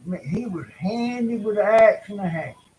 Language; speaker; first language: English; native; English